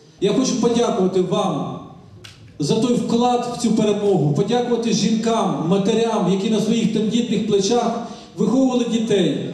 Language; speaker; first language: Ukrainian; native; Ukrainian